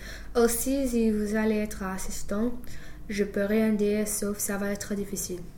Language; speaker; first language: French; non-native, fluent; English